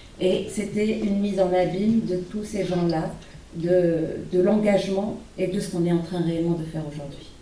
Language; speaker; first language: French; non-native, local second language; Arabic